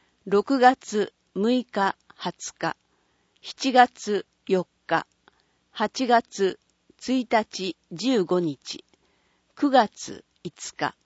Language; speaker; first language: Japanese; native; Japanese